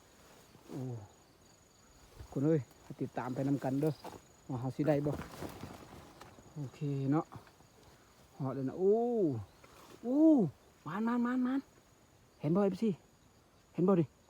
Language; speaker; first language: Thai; non-native, local second language; Northeastern Thai